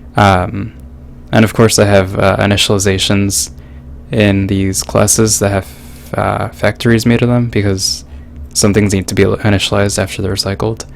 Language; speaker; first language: English; native; English